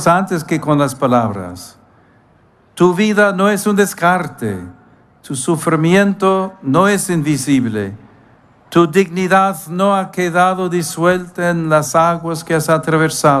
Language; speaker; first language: Spanish; non-native, fluent; English